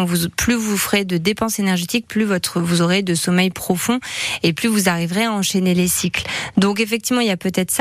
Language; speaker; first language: French; native; French